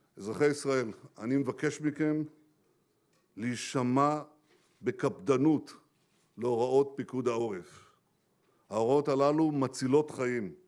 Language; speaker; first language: Hebrew; native; Hebrew